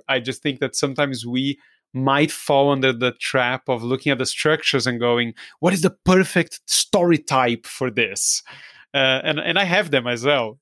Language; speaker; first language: English; non-native, fluent; Portuguese